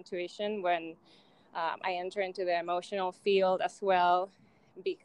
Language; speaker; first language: English; non-native, fluent; Spanish